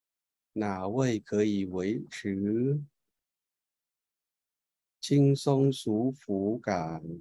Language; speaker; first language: Chinese; non-native, fluent; Thai